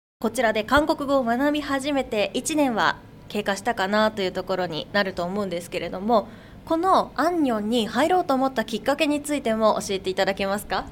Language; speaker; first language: Japanese; native; Japanese